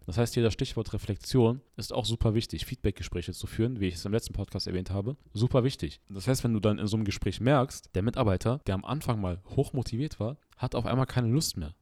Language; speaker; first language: German; early bilingual, other home language; Arabic